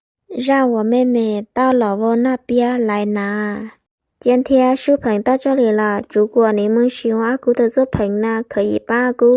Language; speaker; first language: Chinese; non-native, fluent; Lao